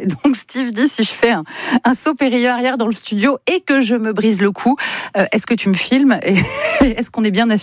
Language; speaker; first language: French; native; French